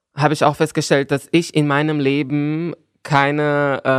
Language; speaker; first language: German; non-native, fluent; Portuguese